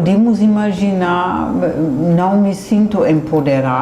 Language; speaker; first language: Portuguese; non-native, fluent; German